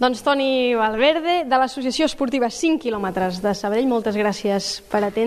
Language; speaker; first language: Catalan; native; Catalan